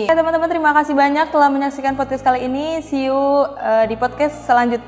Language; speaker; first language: Indonesian; native; Indonesian